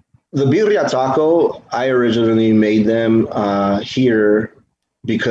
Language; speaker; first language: English; native; English